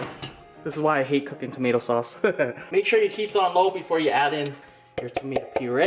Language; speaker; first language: English; native; English